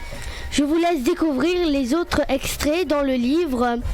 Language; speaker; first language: French; native; French